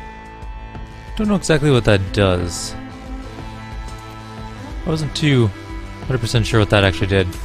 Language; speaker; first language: English; native; English